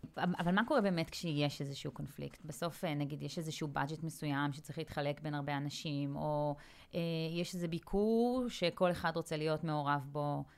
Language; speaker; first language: Hebrew; native; Hebrew